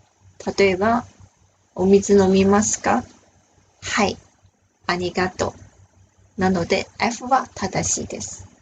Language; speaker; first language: Japanese; non-native, fluent; Chinese